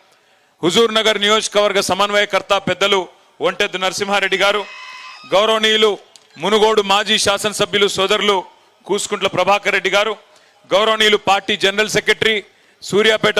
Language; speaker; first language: Telugu; native; Telugu